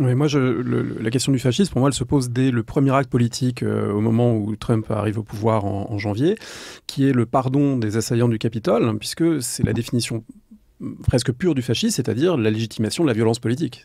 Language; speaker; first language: French; native; French